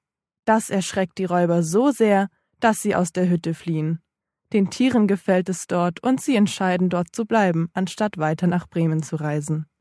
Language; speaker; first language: German; native; German